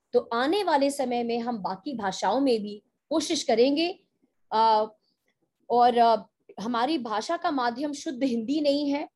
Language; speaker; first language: Hindi; native; Hindi